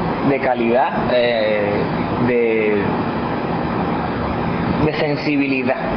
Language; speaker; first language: Spanish; native; Spanish